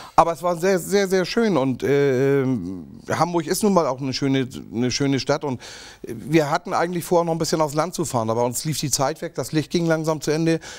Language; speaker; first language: German; native; German